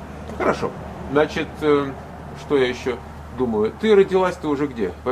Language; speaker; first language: Russian; native; Russian